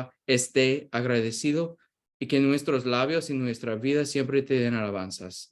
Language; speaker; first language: Spanish; non-native, fluent; English